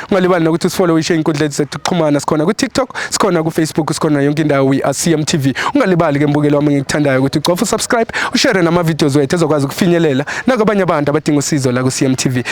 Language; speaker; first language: Zulu; native; Zulu